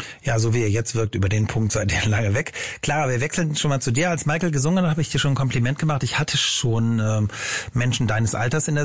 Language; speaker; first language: German; native; German